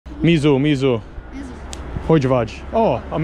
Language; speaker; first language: Hungarian; non-native, learner; English